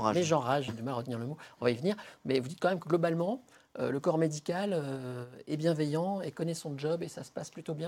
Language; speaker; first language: French; native; French